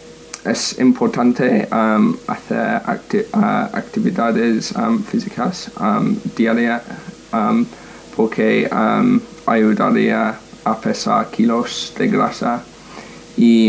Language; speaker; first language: Spanish; non-native, learner; English